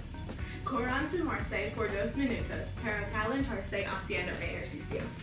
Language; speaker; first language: Spanish; non-native, learner; English